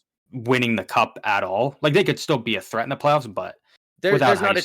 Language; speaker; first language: English; native; English